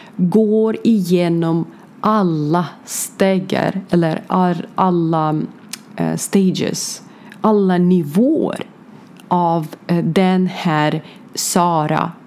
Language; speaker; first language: Swedish; non-native, learner; Ukrainian